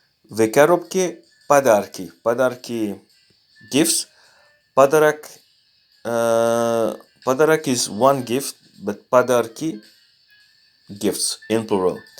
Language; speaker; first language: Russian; non-native, learner; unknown